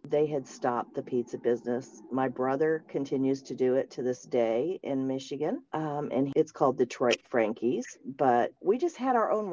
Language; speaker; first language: English; native; English